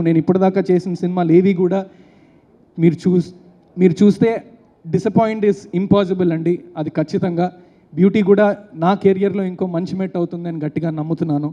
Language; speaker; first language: Telugu; native; Telugu